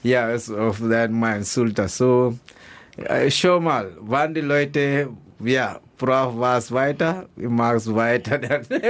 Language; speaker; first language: German; non-native, learner; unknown